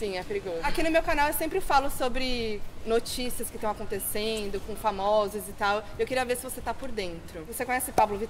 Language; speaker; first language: Portuguese; native; Portuguese